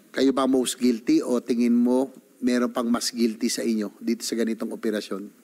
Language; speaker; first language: Filipino; native; Filipino